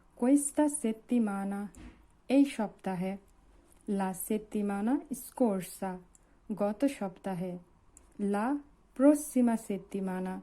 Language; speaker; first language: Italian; non-native, learner; Bangla